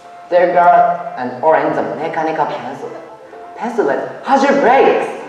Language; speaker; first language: English; non-native, learner; Japanese